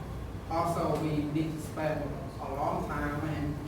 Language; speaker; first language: English; non-native, learner; Khmer